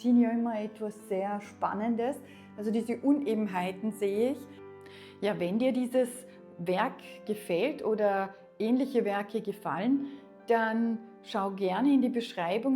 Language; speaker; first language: German; native; German